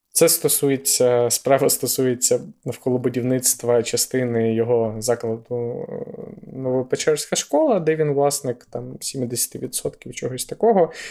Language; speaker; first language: Ukrainian; native; Ukrainian